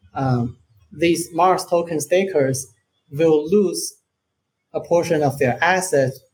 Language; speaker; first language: English; non-native, fluent; Chinese